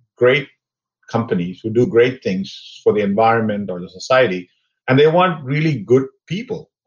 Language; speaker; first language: English; non-native, local second language; Tamil